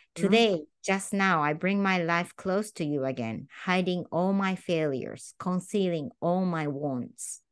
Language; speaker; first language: English; non-native, fluent; Japanese